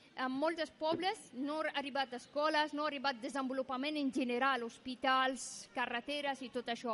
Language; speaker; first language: Catalan; non-native, fluent; Persian